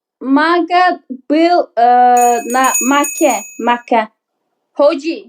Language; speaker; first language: Russian; non-native, learner; Uzbek